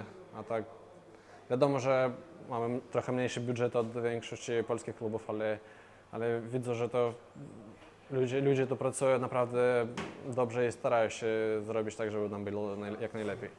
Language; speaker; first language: Polish; non-native, fluent; Russian